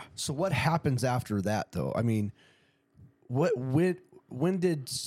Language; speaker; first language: English; native; English